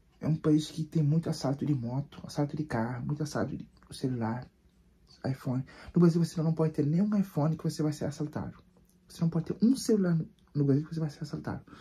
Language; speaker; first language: Portuguese; non-native, local second language; Kabuverdianu